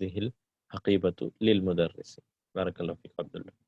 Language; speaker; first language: Arabic; non-native, fluent; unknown